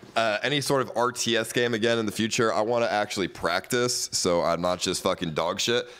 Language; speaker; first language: English; native; English